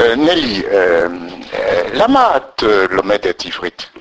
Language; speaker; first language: Hebrew; non-native, learner; French